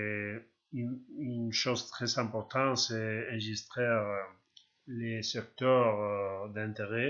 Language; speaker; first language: French; non-native, learner; Spanish